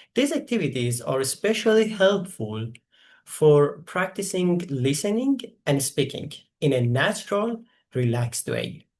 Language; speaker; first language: English; non-native, fluent; Persian